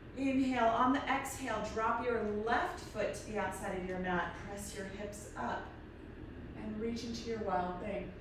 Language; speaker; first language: English; native; English